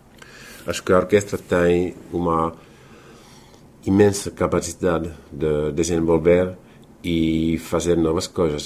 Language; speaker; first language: Portuguese; non-native, fluent; Finnish